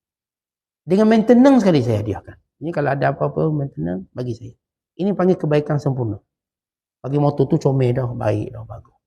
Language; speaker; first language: Malay; native; Malay